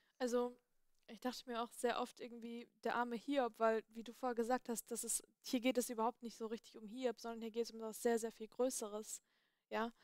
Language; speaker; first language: German; native; German